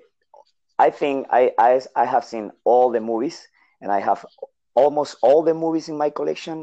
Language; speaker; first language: English; non-native, learner; Spanish